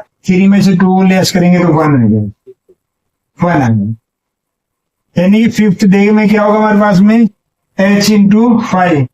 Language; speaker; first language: Hindi; native; Hindi